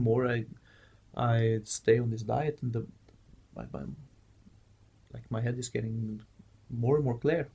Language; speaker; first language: English; non-native, fluent; Norwegian